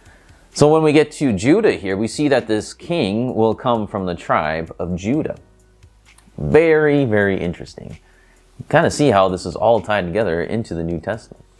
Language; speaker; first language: English; native; English